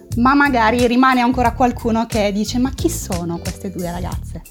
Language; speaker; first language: Italian; non-native, fluent; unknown